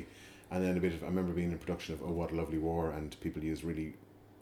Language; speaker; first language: English; native; English